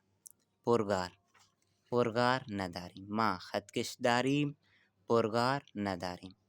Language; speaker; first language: Persian; non-native, fluent; Urdu